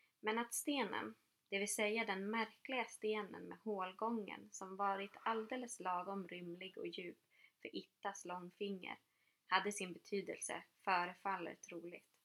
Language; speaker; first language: Swedish; native; Swedish